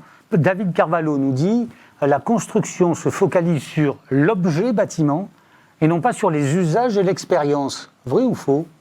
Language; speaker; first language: French; native; French